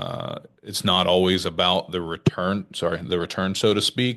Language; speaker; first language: English; native; English